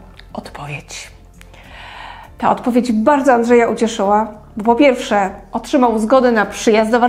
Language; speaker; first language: Polish; native; Polish